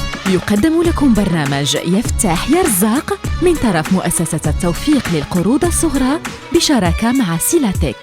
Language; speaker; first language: Arabic; native; Arabic